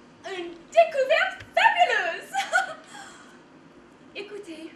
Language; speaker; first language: French; non-native, fluent; English